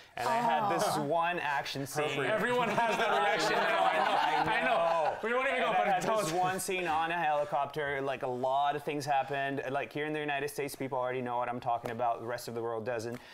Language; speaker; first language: English; early bilingual, other home language; Portuguese